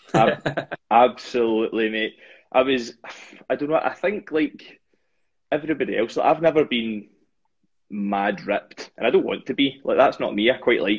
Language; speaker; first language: English; native; English